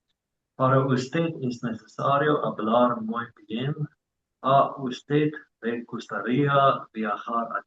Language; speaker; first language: Spanish; non-native, learner; English